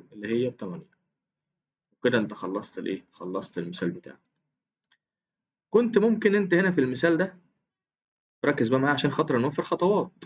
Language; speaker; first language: Arabic; native; Arabic